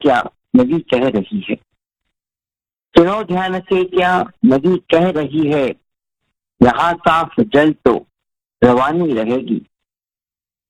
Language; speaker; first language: Hindi; native; Hindi